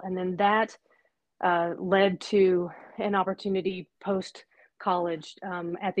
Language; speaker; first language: English; native; English